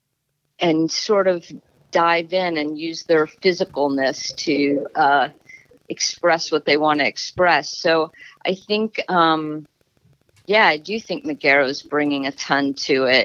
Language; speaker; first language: English; native; English